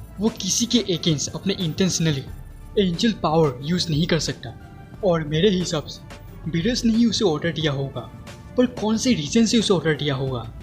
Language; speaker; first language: Hindi; non-native, local second language; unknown